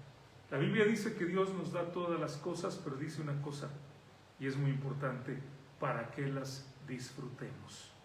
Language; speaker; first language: Spanish; native; Spanish